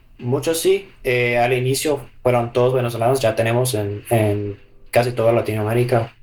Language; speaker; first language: Spanish; non-native, fluent; English